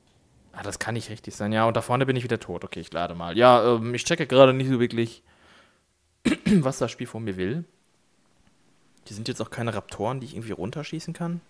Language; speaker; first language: German; native; German